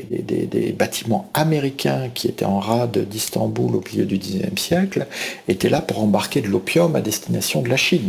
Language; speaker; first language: French; native; French